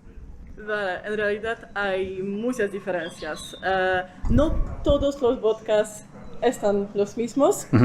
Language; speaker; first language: Spanish; non-native, fluent; Polish